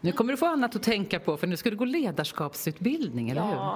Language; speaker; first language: Swedish; native; Swedish